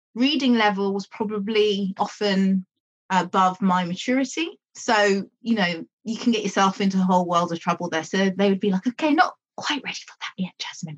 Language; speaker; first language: English; native; English